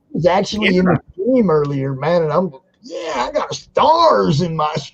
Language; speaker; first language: English; native; English